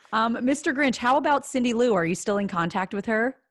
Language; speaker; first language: English; native; English